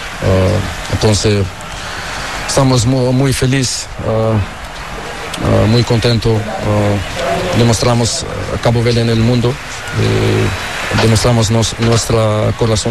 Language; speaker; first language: Spanish; non-native, learner; Portuguese